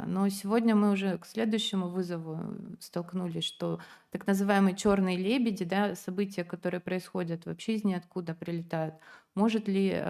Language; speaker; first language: Russian; native; Russian